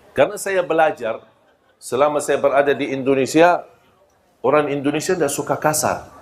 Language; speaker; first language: Malay; non-native, fluent; Arabic